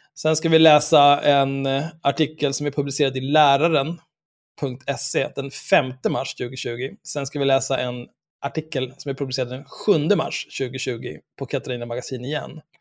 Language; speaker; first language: Swedish; native; Swedish